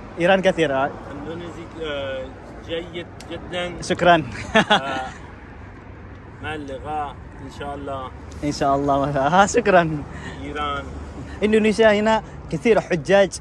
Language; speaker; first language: Arabic; non-native, learner; Indonesian